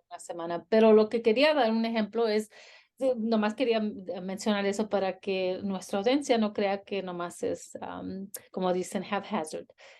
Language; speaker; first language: Spanish; early bilingual, heritage; Spanish